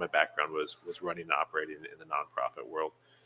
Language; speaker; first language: English; native; English